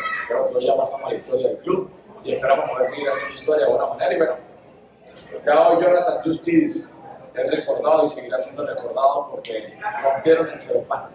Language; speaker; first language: Spanish; native; Spanish